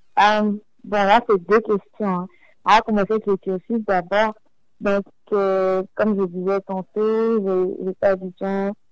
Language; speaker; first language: French; native; French